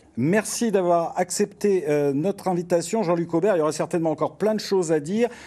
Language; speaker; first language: French; native; French